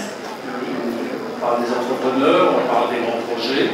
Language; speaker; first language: French; native; French